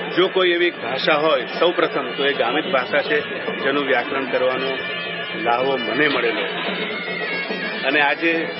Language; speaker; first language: Gujarati; native; Gujarati